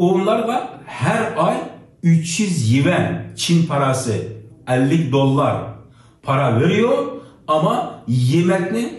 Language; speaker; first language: Turkish; non-native, learner; Uyghur